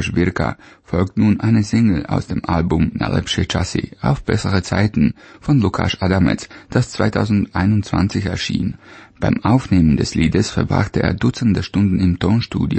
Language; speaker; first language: German; native; German